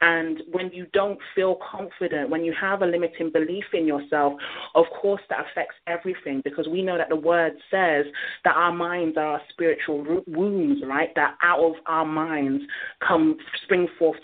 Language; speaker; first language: English; native; English